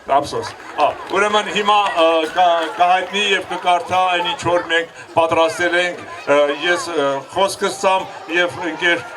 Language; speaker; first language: Armenian; native; Armenian